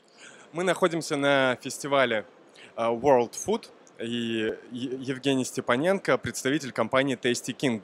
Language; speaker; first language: Russian; native; Russian